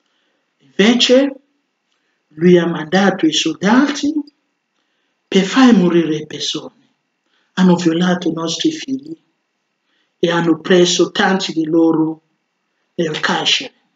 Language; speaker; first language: Italian; non-native, fluent; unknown